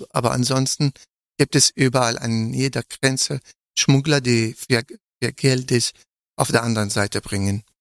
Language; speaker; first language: German; non-native, fluent; Arabic